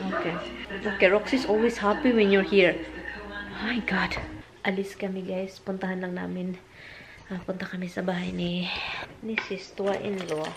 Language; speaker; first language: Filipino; non-native, local second language; Cebuano